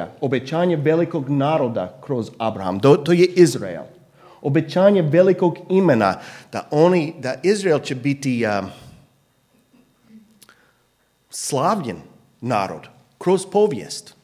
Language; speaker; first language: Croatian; non-native, fluent; English